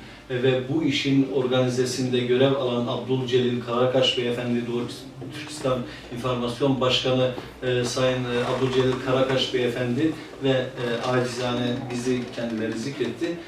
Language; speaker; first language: Turkish; native; Turkish